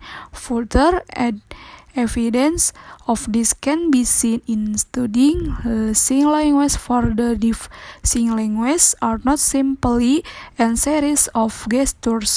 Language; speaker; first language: English; non-native, learner; Indonesian